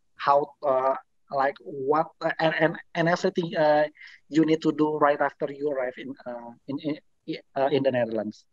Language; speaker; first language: English; non-native, fluent; Indonesian